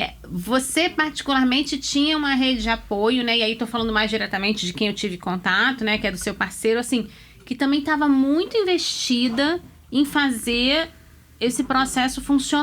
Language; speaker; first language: Portuguese; native; Portuguese